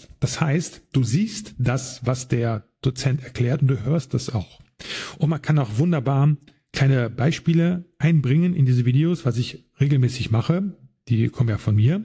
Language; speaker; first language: German; native; German